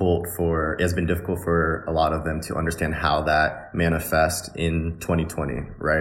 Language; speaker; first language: English; native; English